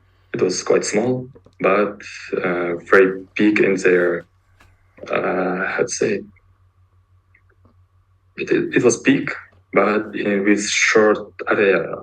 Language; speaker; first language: English; non-native, learner; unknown